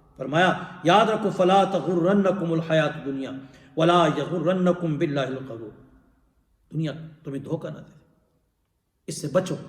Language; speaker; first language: Urdu; non-native, local second language; Pashto